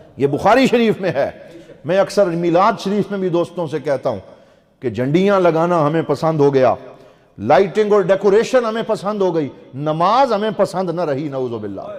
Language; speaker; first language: Urdu; non-native, local second language; Punjabi